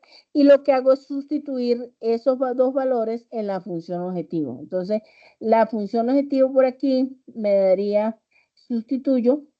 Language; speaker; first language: Spanish; native; Spanish